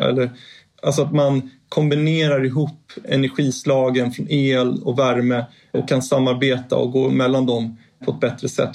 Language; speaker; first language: Swedish; native; Swedish